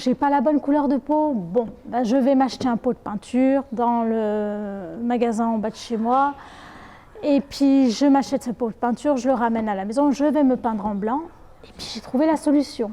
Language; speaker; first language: French; native; French